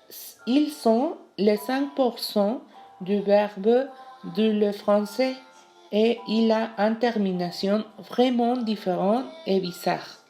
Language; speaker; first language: French; non-native, learner; Spanish